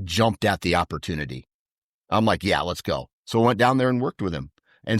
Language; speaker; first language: English; native; English